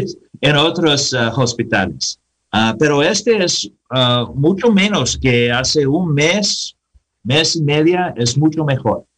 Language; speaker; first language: Spanish; non-native, learner; English